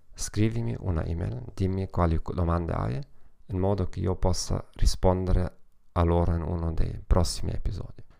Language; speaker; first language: Italian; non-native, learner; German